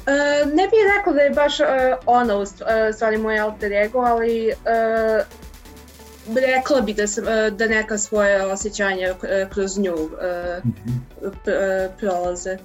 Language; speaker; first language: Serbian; early bilingual, heritage; English